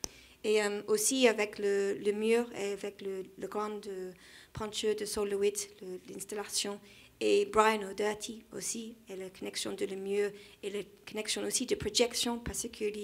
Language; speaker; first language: French; non-native, learner; English